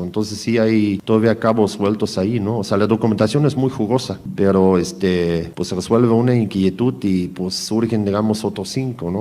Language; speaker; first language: Spanish; native; Spanish